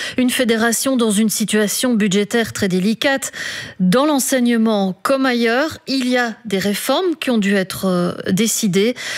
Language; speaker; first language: French; native; French